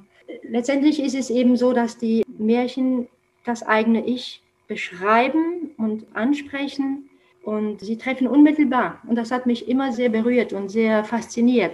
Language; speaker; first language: German; non-native, fluent; Romanian